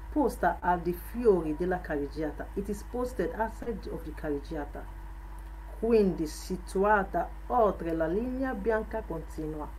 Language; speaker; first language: Italian; non-native, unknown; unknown